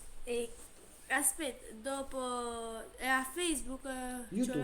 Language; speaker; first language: Italian; non-native, learner; Romanian